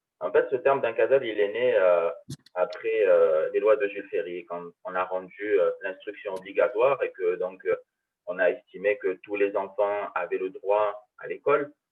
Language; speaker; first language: French; early bilingual, other home language; Arabic